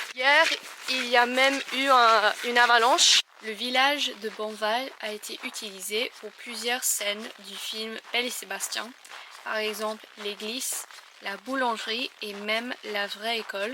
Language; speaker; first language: French; non-native, fluent; English